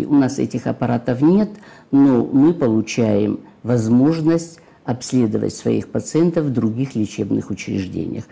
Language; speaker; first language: Russian; native; Russian